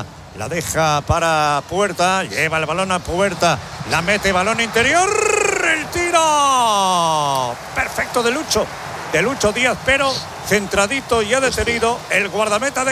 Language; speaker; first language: Spanish; native; Spanish